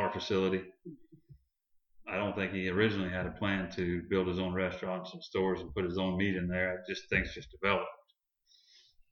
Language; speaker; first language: English; native; English